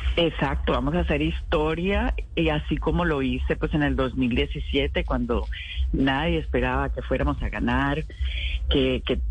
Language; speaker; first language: Spanish; native; Spanish